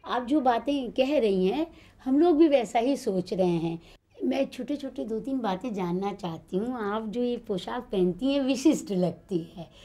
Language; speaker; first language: Hindi; native; Hindi